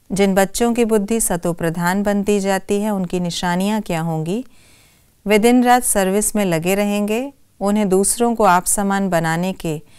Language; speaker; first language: Hindi; native; Hindi